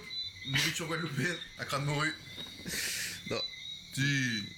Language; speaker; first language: French; native; French